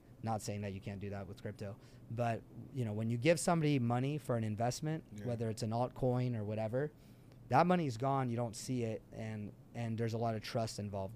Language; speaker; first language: English; early bilingual, other home language; French